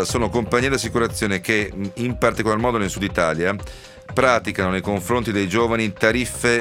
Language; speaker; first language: Italian; native; Italian